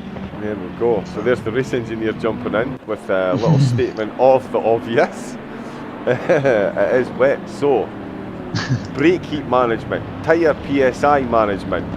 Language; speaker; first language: English; native; English